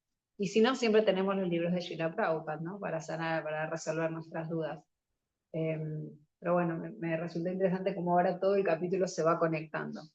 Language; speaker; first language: Spanish; native; Spanish